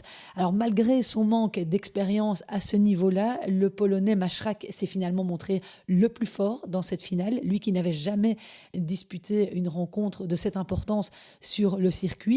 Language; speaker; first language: French; native; French